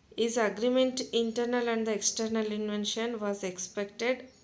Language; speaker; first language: English; non-native, local second language; Kannada